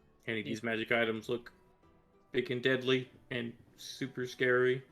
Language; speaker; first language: English; native; English